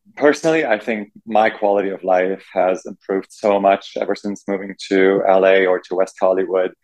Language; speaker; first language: English; non-native, fluent; German